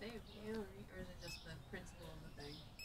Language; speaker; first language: English; native; English